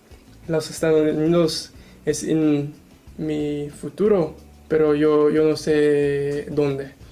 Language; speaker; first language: Spanish; non-native, learner; English